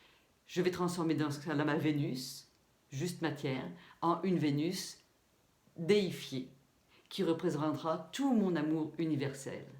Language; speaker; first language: French; native; French